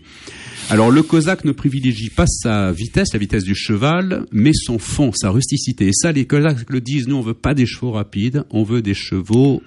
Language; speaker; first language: French; native; French